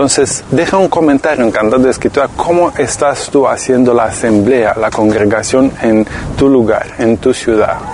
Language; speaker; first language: Spanish; non-native, fluent; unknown